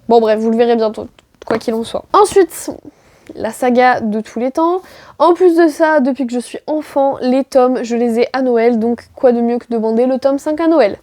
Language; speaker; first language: French; native; French